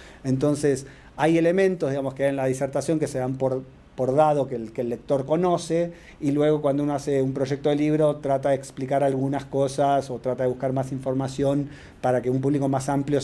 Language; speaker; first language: Spanish; native; Spanish